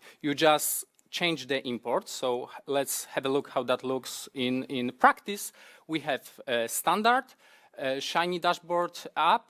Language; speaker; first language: English; non-native, fluent; Polish